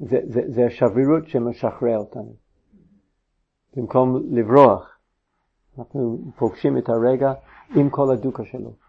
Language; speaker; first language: Hebrew; non-native, fluent; English